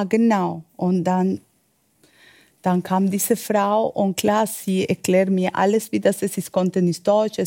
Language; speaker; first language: German; non-native, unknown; Spanish